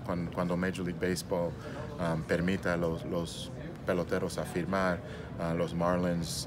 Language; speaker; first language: Spanish; non-native, learner; English